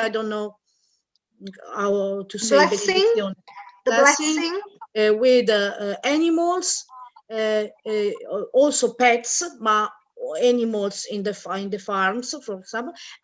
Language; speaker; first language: English; non-native, learner; Italian